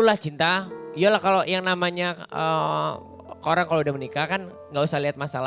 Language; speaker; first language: Indonesian; native; Indonesian